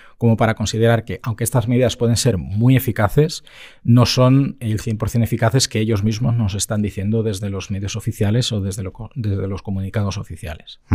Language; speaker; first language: Spanish; native; Spanish